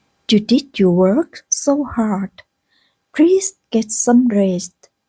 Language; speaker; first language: English; non-native, learner; Thai